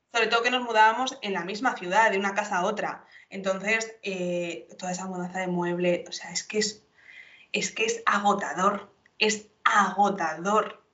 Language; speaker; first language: Spanish; native; Spanish